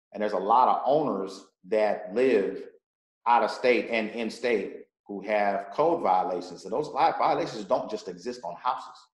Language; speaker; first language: English; native; English